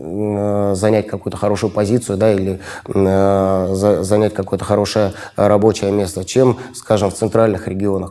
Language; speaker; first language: Russian; native; Russian